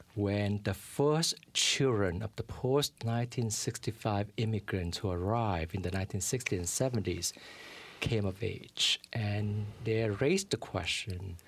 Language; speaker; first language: English; early bilingual, other home language; Vietnamese